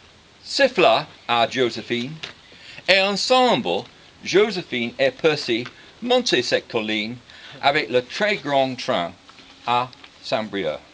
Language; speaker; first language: French; non-native, learner; English